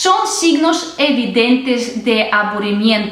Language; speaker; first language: Spanish; non-native, fluent; Russian